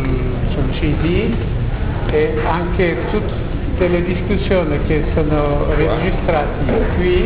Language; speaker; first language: Italian; non-native, learner; French